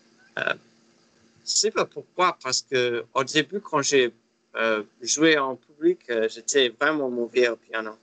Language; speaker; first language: French; non-native, learner; English